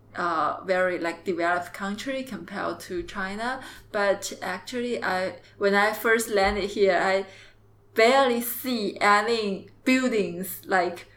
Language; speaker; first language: English; non-native, fluent; Chinese